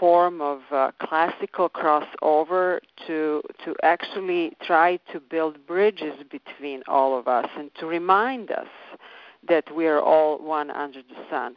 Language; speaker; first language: English; non-native, fluent; Serbian